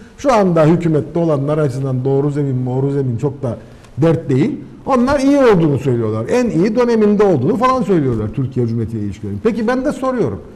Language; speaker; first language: Turkish; native; Turkish